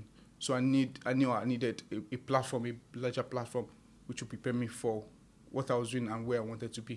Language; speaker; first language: English; non-native, local second language; Yoruba